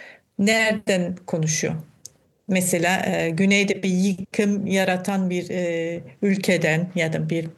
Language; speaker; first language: Turkish; non-native, fluent; German